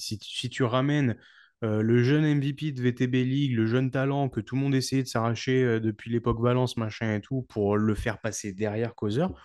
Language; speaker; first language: French; native; French